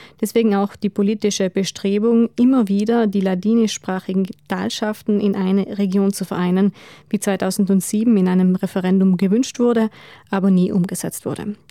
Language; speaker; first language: German; native; German